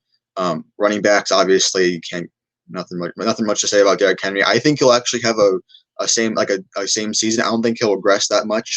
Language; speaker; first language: English; native; English